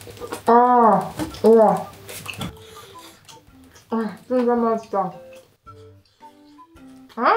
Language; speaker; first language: Korean; non-native, learner; German